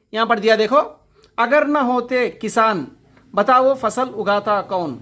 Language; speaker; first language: Hindi; non-native, local second language; Telugu